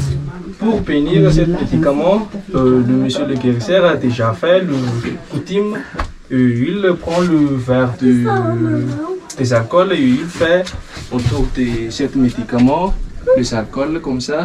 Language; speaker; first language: French; non-native, learner; Malagasy